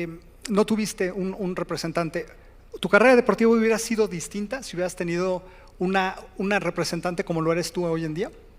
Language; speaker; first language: Spanish; native; Spanish